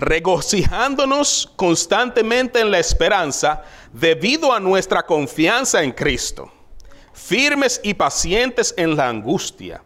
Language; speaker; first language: Spanish; native; Spanish